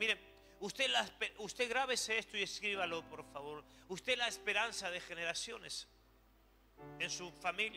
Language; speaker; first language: Spanish; native; Spanish